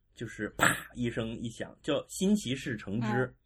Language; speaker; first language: Chinese; native; Chinese